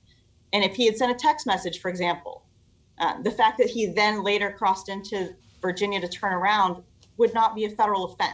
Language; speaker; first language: English; native; English